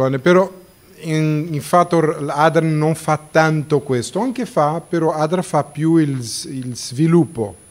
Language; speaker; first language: Italian; non-native, fluent; Portuguese